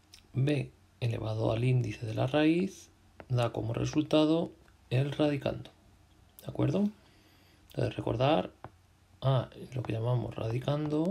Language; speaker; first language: Spanish; native; Spanish